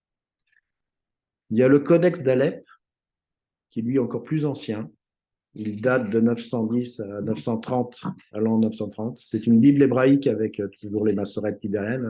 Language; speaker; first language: French; native; French